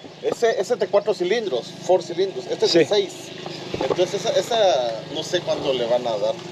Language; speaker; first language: Spanish; native; Spanish